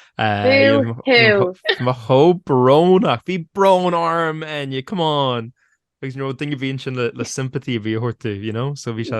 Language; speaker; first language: Irish; native; Irish